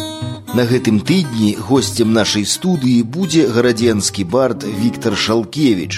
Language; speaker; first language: Belarusian; native; Belarusian